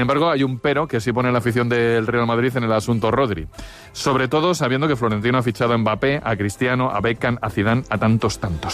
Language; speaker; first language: Spanish; native; Spanish